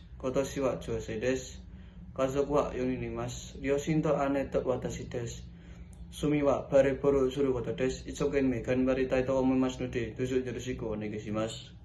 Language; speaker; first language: Japanese; non-native, learner; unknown